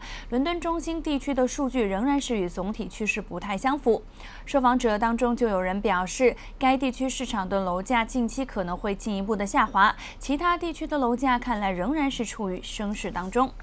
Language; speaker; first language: Chinese; non-native, local second language; Cantonese